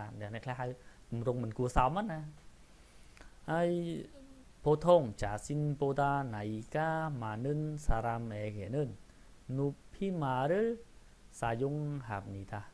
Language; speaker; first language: Korean; non-native, fluent; Khmer